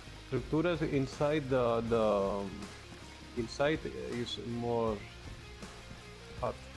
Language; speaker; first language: English; non-native, learner; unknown